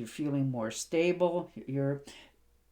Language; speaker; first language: English; native; English